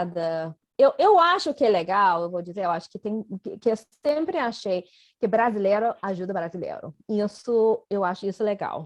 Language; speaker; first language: Portuguese; non-native, fluent; English